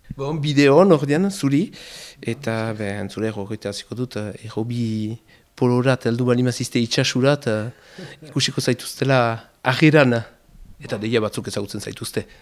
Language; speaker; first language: Basque; native; Basque